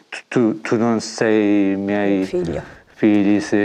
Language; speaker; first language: Italian; non-native, learner; Persian